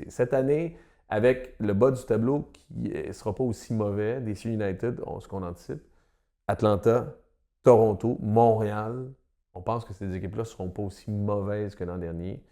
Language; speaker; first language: French; native; French